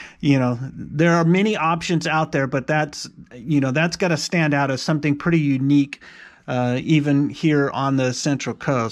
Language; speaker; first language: English; native; English